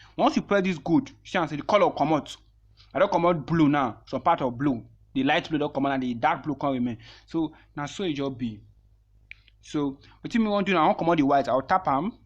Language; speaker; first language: Nigerian Pidgin; non-native, local second language; Yoruba